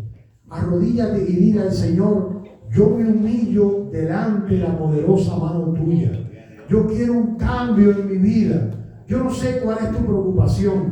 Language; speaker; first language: Spanish; native; Spanish